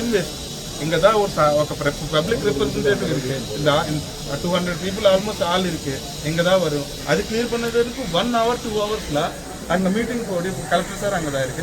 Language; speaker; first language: Tamil; non-native, local second language; Telugu